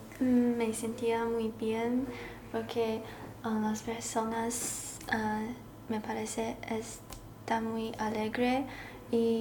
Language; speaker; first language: Spanish; non-native, learner; Chinese